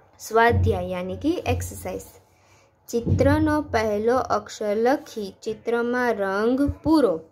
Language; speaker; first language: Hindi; non-native, local second language; Gujarati